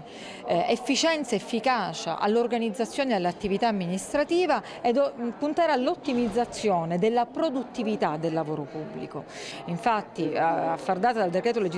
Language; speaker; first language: Italian; native; Italian